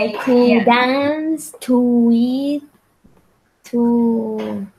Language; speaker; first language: English; non-native, learner; Spanish